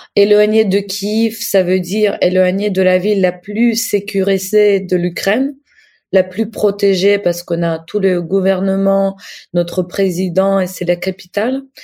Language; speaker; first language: French; non-native, fluent; Ukrainian